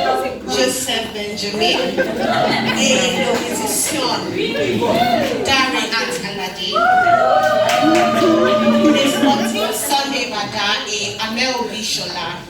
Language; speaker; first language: French; non-native, learner; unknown